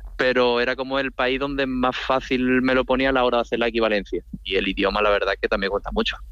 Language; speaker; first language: Spanish; native; Spanish